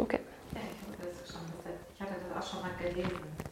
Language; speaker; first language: German; native; German